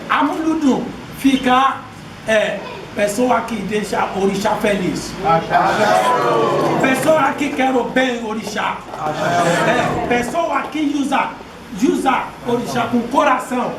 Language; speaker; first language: Portuguese; non-native, fluent; Yoruba